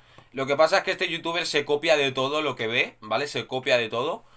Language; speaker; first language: Spanish; native; Spanish